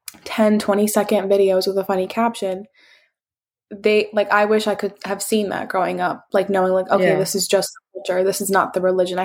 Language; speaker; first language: English; native; English